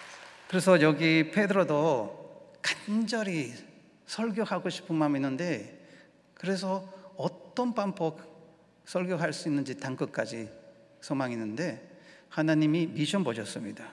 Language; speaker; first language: Korean; non-native, learner; Spanish